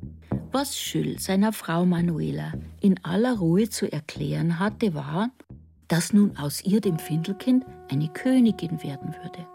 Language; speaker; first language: German; native; German